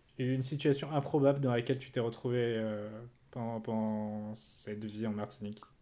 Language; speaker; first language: French; native; French